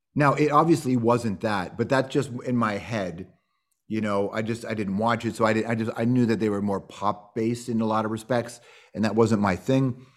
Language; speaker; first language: English; native; English